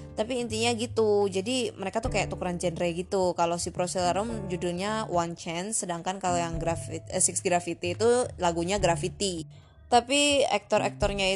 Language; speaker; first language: Indonesian; native; Indonesian